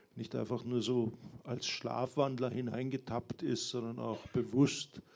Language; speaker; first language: German; native; German